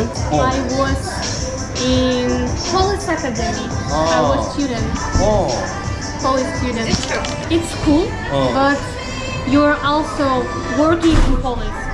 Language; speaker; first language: English; non-native, learner; Russian